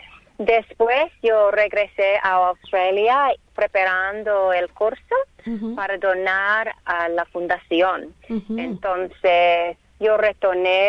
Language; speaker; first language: Spanish; non-native, learner; English